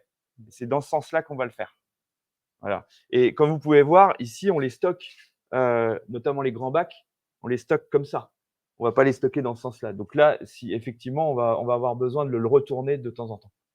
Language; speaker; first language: French; native; French